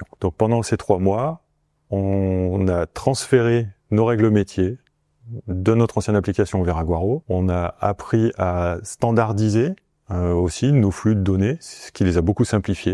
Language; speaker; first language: French; native; French